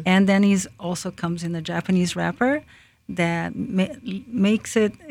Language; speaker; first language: English; early bilingual, other home language; Portuguese